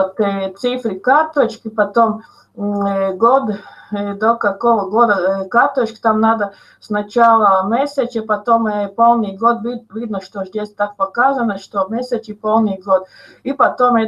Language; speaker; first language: Russian; non-native, local second language; Latvian